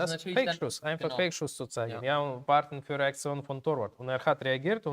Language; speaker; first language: German; non-native, learner; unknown